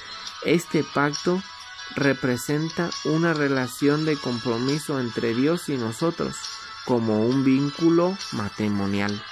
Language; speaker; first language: Spanish; native; Spanish